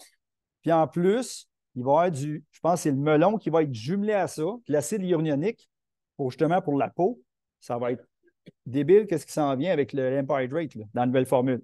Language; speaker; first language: French; native; French